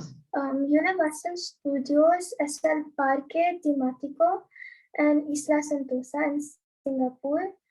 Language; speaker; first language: Spanish; non-native, learner; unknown